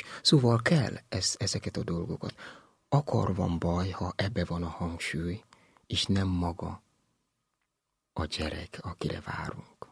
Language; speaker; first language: Hungarian; non-native, learner; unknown